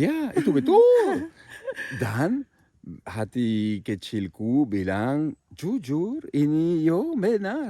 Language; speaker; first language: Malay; non-native, fluent; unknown